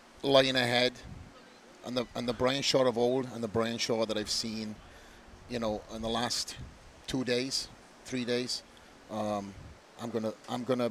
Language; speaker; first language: English; native; English